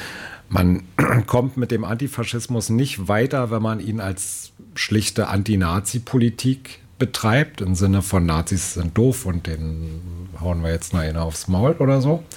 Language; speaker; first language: German; native; German